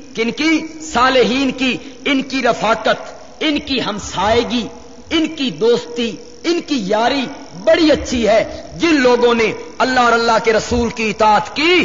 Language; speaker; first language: Urdu; non-native, local second language; Punjabi